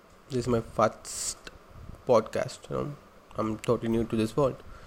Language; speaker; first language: English; non-native, local second language; Tamil